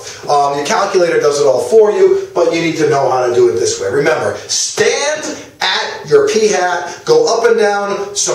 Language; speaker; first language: English; native; English